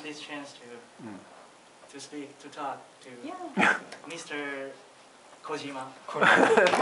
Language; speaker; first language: English; non-native, fluent; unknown